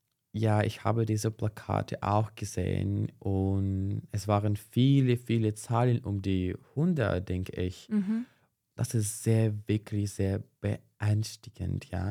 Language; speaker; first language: German; non-native, fluent; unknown